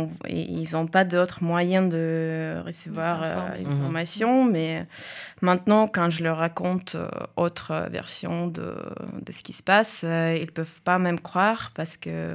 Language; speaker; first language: French; non-native, fluent; Russian